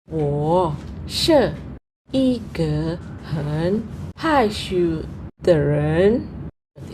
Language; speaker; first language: Chinese; non-native, fluent; Indonesian